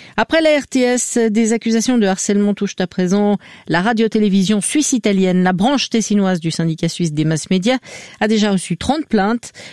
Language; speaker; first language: French; native; French